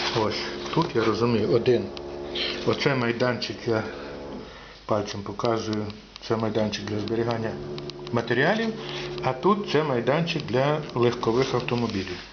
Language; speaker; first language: Ukrainian; native; Ukrainian